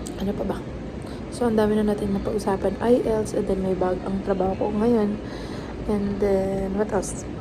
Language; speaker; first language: Filipino; native; Filipino